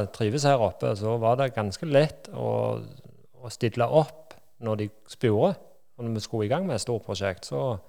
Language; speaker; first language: Norwegian; native; Norwegian